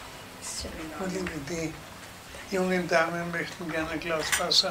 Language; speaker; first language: German; native; German